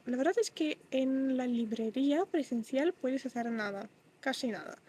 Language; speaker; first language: Spanish; non-native, fluent; Russian